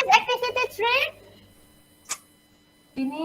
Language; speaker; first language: English; non-native, learner; Indonesian